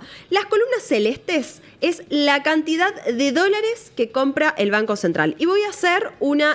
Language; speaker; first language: Spanish; native; Spanish